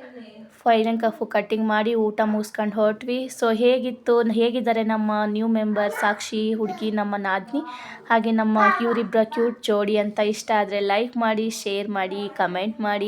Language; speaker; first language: Kannada; native; Kannada